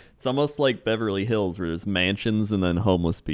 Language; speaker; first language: English; native; English